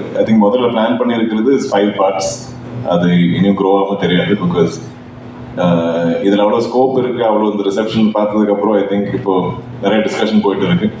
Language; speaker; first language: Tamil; non-native, local second language; Malayalam